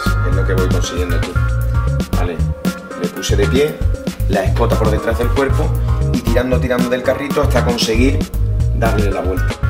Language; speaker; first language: Spanish; native; Spanish